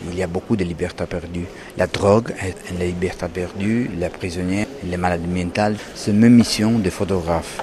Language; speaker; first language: French; non-native, learner; Italian